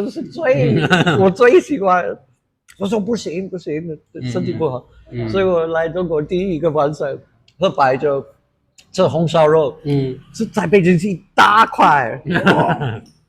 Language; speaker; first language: Chinese; non-native, fluent; English